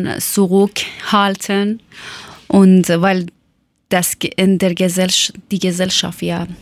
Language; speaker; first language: German; non-native, learner; Persian